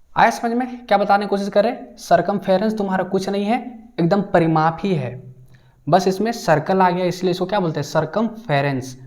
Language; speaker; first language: Hindi; native; Hindi